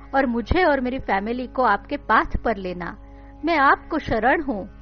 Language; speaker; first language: Hindi; non-native, local second language; Marathi